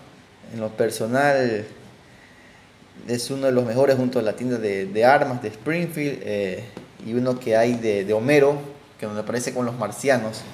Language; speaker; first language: Spanish; native; Spanish